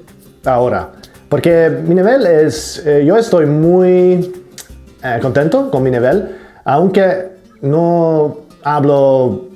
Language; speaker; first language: Spanish; non-native, learner; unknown